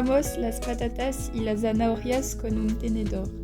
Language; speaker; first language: Spanish; non-native, learner; French